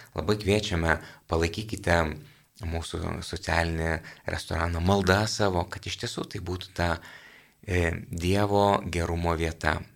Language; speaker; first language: Lithuanian; native; Lithuanian